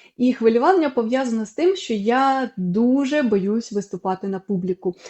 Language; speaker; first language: Ukrainian; non-native, local second language; Russian